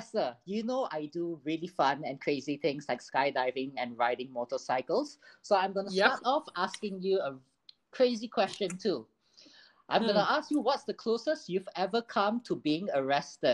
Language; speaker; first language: English; non-native, local second language; Chinese